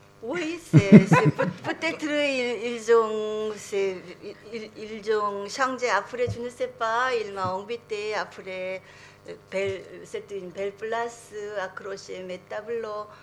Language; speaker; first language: French; non-native, learner; Korean